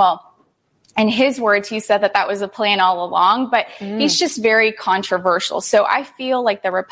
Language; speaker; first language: English; early bilingual, other home language; Spanish